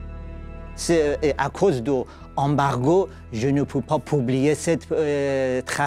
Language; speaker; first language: French; non-native, learner; Persian